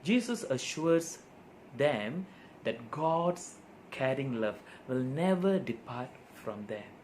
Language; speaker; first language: English; non-native, local second language; Tamil